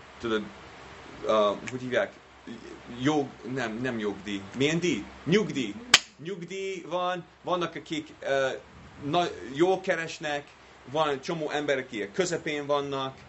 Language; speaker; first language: Hungarian; non-native, fluent; English